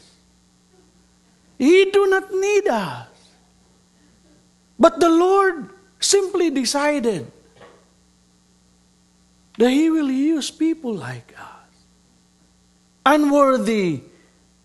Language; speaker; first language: English; non-native, local second language; Cebuano